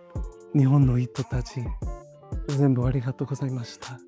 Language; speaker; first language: Japanese; non-native, learner; English